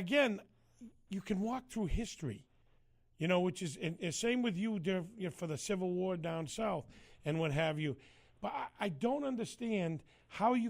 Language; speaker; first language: English; native; English